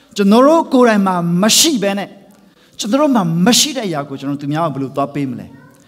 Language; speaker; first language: Burmese; non-native, local second language; Tedim Chin